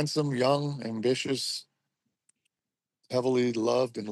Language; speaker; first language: English; native; English